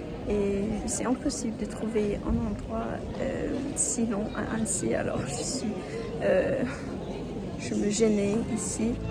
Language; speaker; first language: French; non-native, learner; English